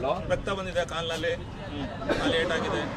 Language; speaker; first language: Kannada; native; Kannada